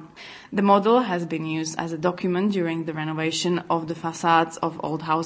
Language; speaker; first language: English; non-native, fluent; Czech